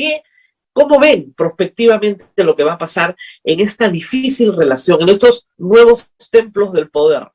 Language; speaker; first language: Spanish; native; Spanish